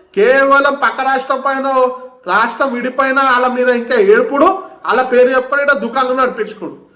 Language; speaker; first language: Telugu; native; Telugu